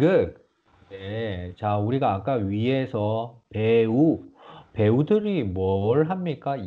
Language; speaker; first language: Korean; native; Korean